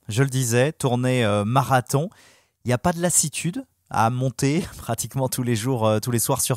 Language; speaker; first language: French; native; French